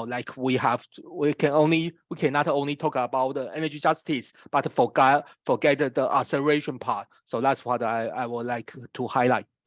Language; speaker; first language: English; non-native, fluent; Chinese